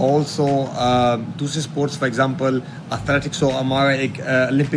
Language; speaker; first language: Hindi; early bilingual, heritage; Hindi